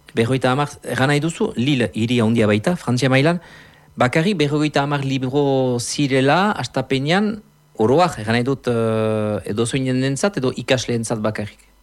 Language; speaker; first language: Basque; native; Basque